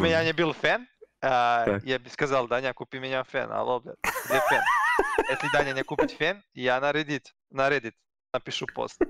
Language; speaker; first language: Russian; non-native, learner; Serbian